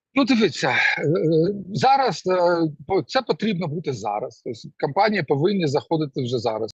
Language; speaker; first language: Ukrainian; non-native, local second language; Russian